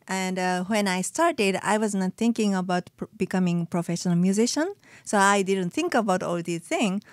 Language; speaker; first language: English; non-native, fluent; Japanese